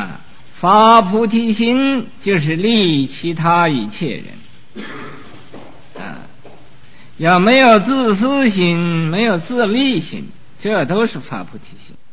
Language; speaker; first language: Chinese; native; Chinese